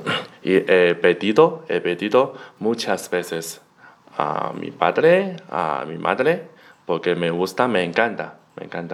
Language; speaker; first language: Spanish; non-native, learner; Chinese